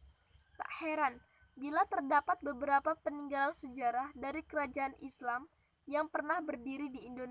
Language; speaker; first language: Indonesian; native; Indonesian